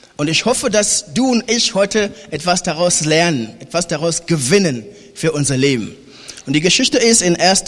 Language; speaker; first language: German; non-native, fluent; French